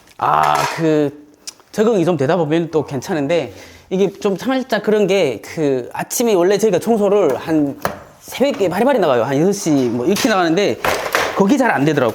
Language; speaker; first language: Korean; native; Korean